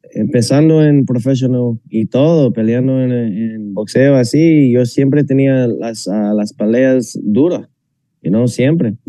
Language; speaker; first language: Spanish; non-native, fluent; English